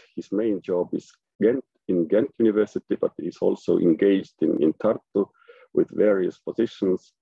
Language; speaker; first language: English; non-native, fluent; Estonian